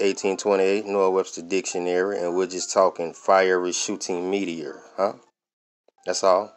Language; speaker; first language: English; native; English